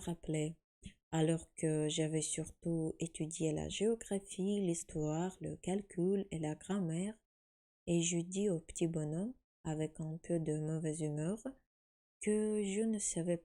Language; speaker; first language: French; non-native, fluent; Ukrainian